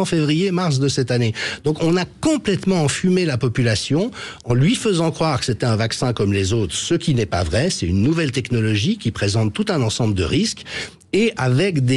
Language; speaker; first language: French; native; French